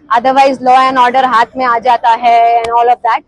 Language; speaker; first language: Hindi; non-native, local second language; Marathi